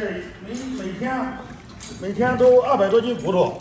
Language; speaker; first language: Chinese; native; Chinese